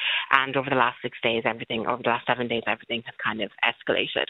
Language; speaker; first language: English; native; English